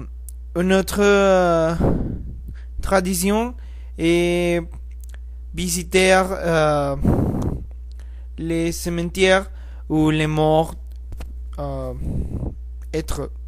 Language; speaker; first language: French; non-native, learner; Spanish